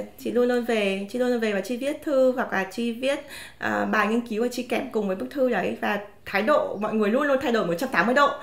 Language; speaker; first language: Vietnamese; native; Vietnamese